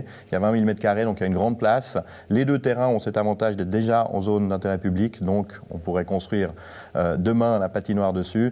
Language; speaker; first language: French; native; French